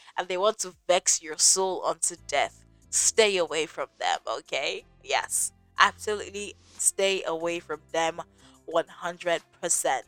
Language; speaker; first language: English; non-native, local second language; Yoruba